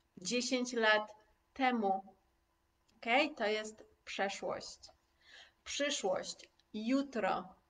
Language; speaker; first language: Polish; native; Polish